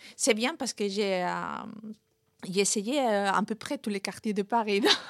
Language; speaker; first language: French; non-native, fluent; Spanish